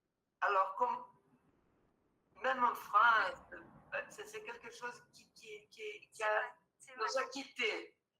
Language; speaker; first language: French; non-native, fluent; Portuguese